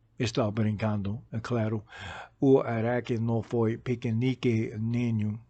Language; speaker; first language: Portuguese; non-native, fluent; English